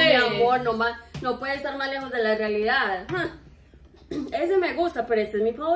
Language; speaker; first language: Spanish; native; Spanish